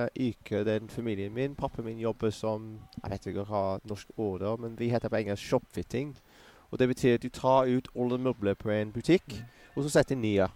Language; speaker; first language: Norwegian; non-native, fluent; English